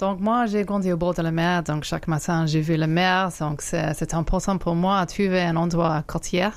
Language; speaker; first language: French; non-native, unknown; English